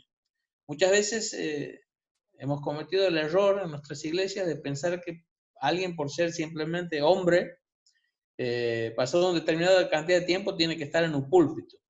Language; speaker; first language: Spanish; native; Spanish